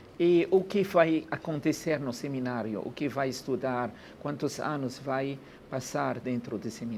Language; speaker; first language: Portuguese; non-native, learner; Arabic